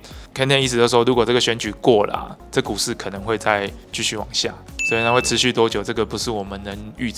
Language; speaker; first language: Chinese; native; Chinese